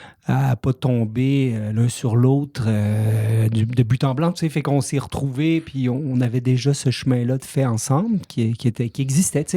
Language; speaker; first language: French; native; French